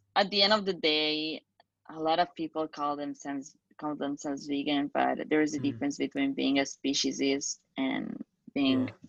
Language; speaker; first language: English; non-native, fluent; Spanish